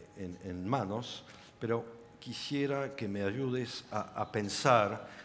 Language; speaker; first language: Spanish; non-native, fluent; French